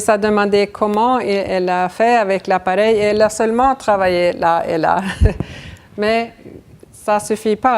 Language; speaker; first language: French; non-native, fluent; Swedish